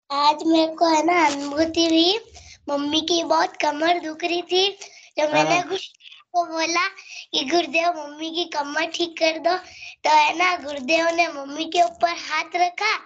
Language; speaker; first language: Hindi; native; Hindi